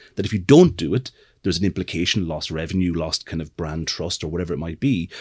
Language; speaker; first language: English; native; English